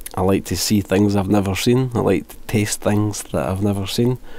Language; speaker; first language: English; native; English